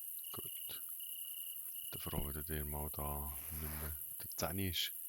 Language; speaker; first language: German; native; German